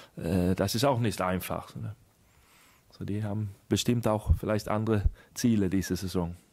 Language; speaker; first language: German; non-native, fluent; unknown